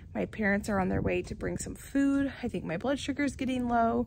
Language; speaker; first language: English; native; English